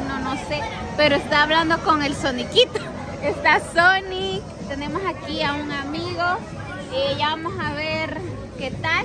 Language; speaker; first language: Spanish; native; Spanish